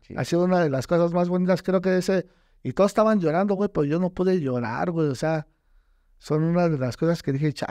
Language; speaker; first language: Spanish; native; Spanish